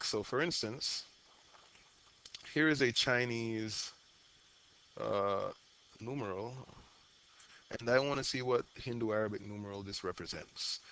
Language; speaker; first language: English; native; English